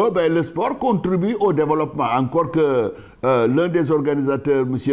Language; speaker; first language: French; non-native, local second language; Wolof